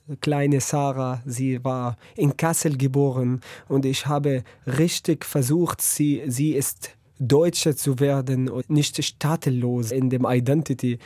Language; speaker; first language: German; non-native, learner; Arabic